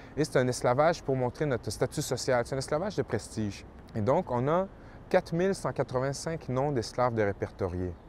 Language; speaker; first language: French; native; French